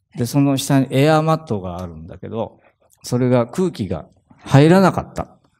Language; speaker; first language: Japanese; native; Japanese